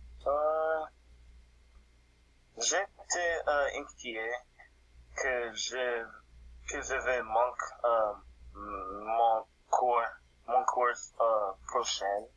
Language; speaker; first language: French; non-native, learner; English